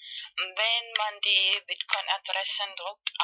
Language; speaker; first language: German; non-native, fluent; Spanish